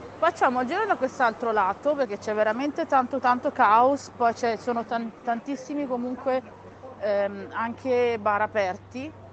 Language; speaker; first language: Italian; native; Italian